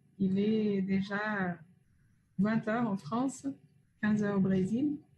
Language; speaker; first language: French; non-native, fluent; Portuguese